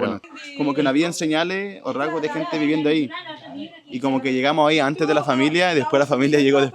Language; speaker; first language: Spanish; native; Spanish